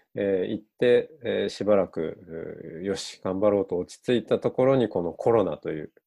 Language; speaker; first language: Japanese; native; Japanese